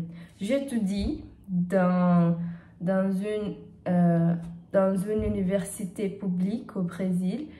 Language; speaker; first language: French; non-native, learner; Portuguese